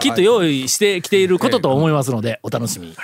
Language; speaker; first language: Japanese; native; Japanese